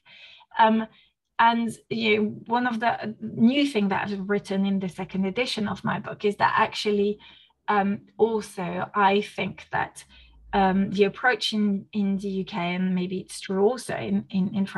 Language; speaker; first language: English; non-native, fluent; French